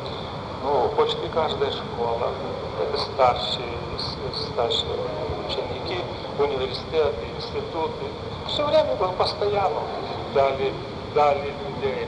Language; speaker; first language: Russian; non-native, fluent; Lithuanian